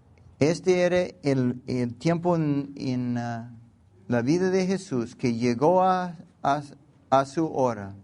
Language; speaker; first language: Spanish; non-native, learner; English